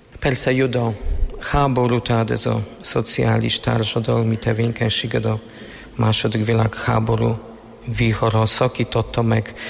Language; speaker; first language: Hungarian; non-native, fluent; Polish